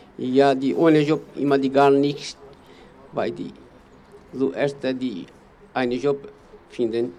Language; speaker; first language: German; non-native, learner; Kurdish